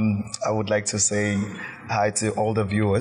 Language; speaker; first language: English; non-native, local second language; Zulu